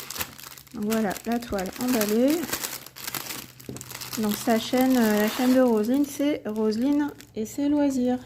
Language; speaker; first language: French; native; French